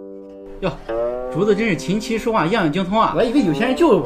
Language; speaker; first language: Chinese; native; Chinese